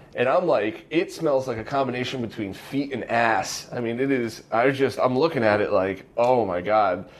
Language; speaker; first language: English; native; English